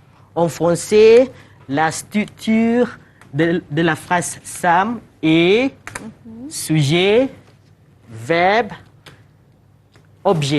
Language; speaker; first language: French; non-native, fluent; Malay